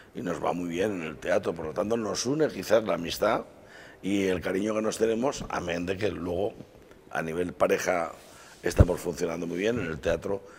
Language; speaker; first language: Spanish; native; Spanish